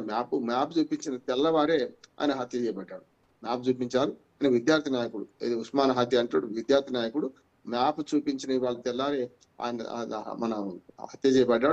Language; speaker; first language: Telugu; native; Telugu